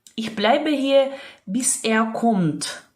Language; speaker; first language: German; non-native, fluent; Ukrainian